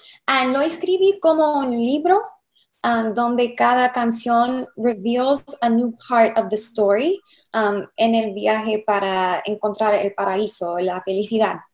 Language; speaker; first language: Spanish; non-native, learner; English